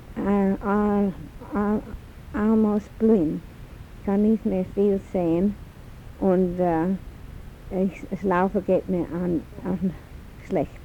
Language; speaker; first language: German; early bilingual, heritage; German